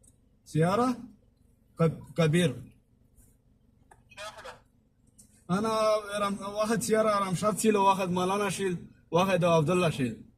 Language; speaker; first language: Arabic; non-native, learner; Hindi